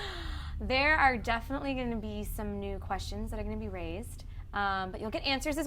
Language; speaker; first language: English; native; English